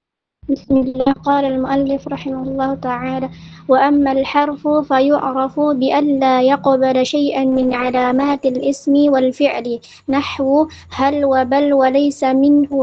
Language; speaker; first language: Arabic; non-native, learner; Indonesian